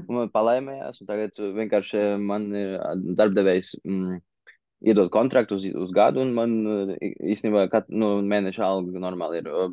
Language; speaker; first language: Latvian; early bilingual, heritage; Latvian